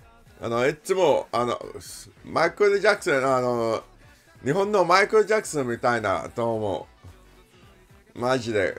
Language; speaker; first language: Japanese; non-native, learner; English